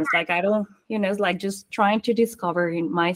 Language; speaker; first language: English; non-native, fluent; Spanish